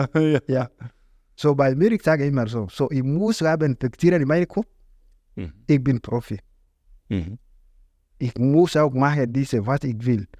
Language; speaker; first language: German; non-native, learner; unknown